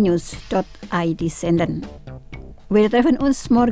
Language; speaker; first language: German; non-native, fluent; Indonesian